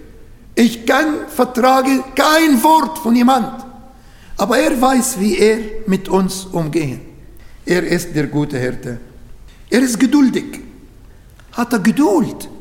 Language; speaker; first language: German; non-native, learner; Arabic